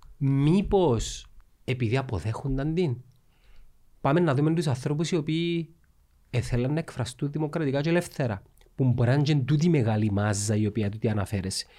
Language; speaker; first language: Greek; early bilingual, other home language; Russian